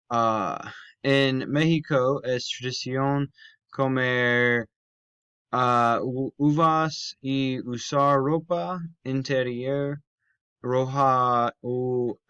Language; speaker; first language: Spanish; non-native, learner; English